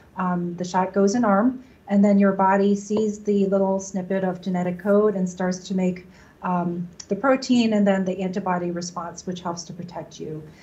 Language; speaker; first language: English; native; English